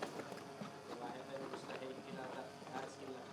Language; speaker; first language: Finnish; native; Finnish